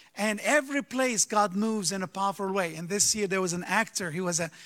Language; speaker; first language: English; early bilingual, other home language; Arabic